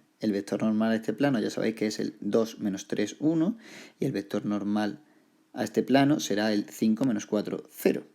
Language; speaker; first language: Spanish; native; Spanish